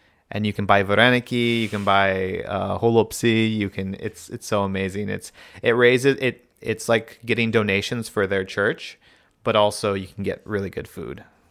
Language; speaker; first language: English; native; English